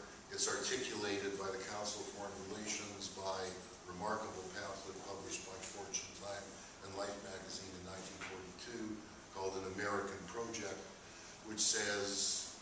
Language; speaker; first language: English; native; English